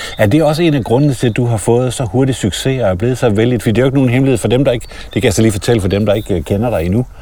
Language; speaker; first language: Danish; native; Danish